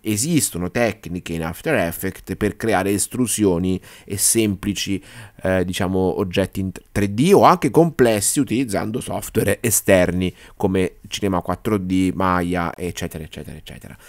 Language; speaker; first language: Italian; native; Italian